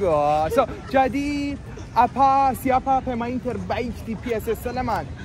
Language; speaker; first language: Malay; non-native, learner; English